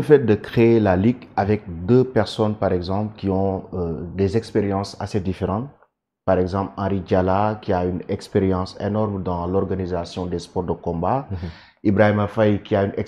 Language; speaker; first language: French; non-native, local second language; Wolof